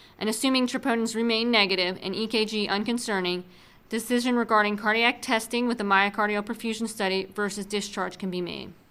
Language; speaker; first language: English; native; English